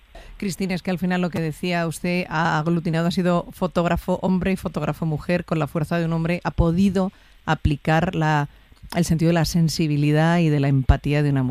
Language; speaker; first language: Spanish; native; Spanish